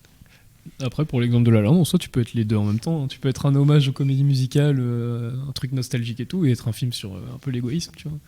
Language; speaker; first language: French; native; French